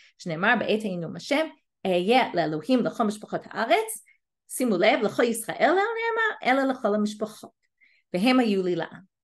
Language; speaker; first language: Hebrew; non-native, fluent; English